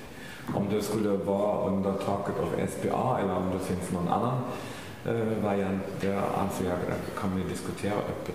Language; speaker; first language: Swedish; non-native, fluent; German